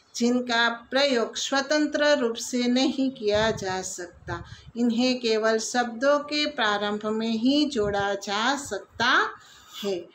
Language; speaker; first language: Hindi; non-native, local second language; Gujarati